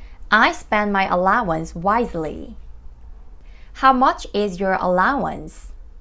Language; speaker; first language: English; non-native, fluent; Korean